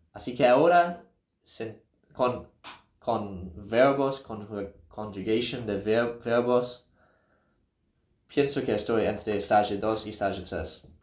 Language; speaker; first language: Spanish; non-native, learner; English